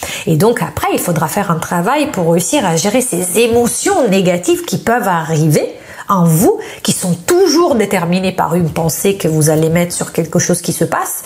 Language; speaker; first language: French; non-native, fluent; Italian